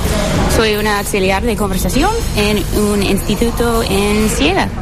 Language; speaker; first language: Spanish; non-native, fluent; English